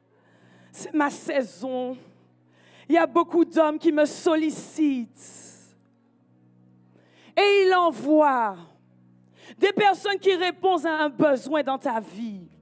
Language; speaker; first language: French; native; French